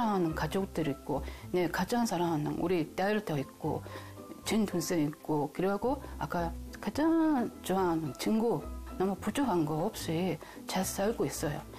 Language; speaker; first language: Korean; non-native, fluent; Mongolian